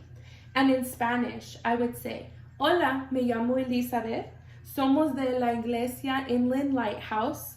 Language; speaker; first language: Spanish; non-native, learner; English